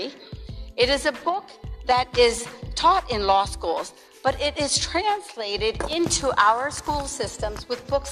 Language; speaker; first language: English; early bilingual, other home language; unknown